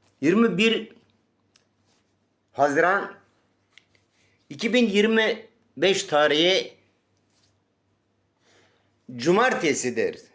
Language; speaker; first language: Turkish; native; Turkish